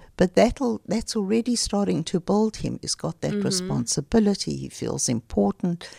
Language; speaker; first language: English; native; English